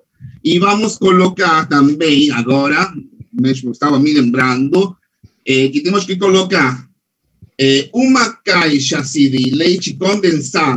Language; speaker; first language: Portuguese; non-native, fluent; Spanish